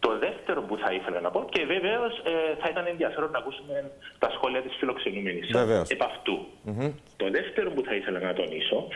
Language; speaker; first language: Greek; native; Greek